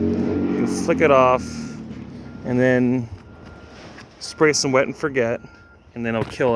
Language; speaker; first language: English; native; English